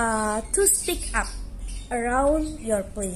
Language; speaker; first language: English; non-native, learner; Javanese